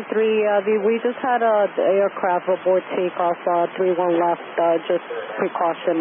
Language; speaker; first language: English; native; English